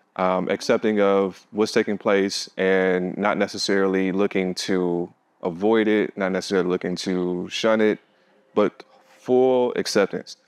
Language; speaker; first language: English; native; English